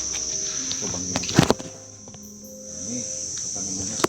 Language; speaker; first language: Indonesian; native; Indonesian